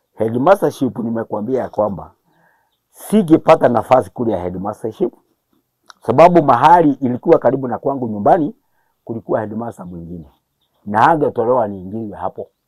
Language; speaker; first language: Swahili; non-native, local second language; Kikuyu